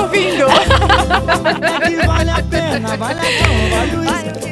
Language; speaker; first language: Portuguese; native; Portuguese